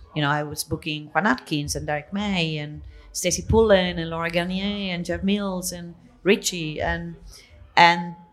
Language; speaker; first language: English; non-native, fluent; Italian